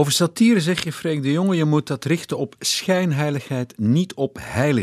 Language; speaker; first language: Dutch; native; Dutch